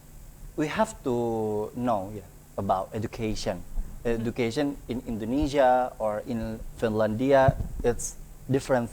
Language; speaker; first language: English; non-native, learner; Indonesian